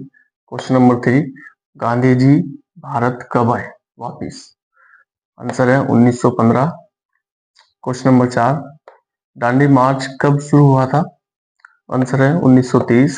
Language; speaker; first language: Hindi; native; Hindi